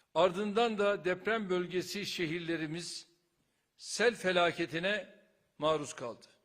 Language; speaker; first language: Turkish; native; Turkish